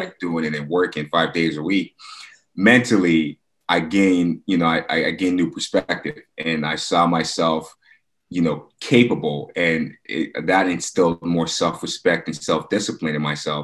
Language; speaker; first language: English; non-native, local second language; Yoruba